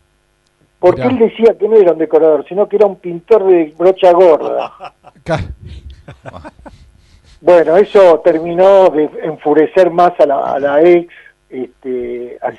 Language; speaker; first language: Spanish; native; Spanish